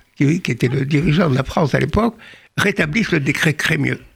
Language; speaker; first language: French; native; French